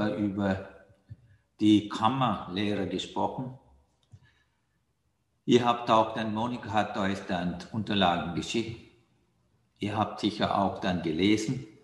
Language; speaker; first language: German; non-native, learner; Sinhala